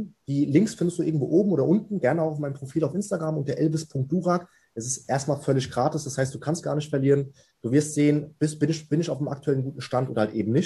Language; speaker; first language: German; native; German